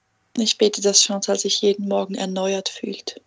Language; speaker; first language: German; native; German